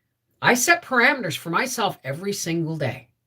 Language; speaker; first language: English; native; English